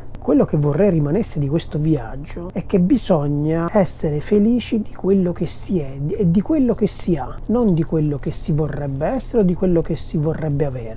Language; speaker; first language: Italian; native; Italian